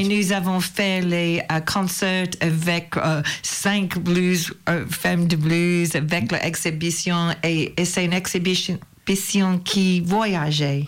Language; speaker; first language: French; non-native, learner; English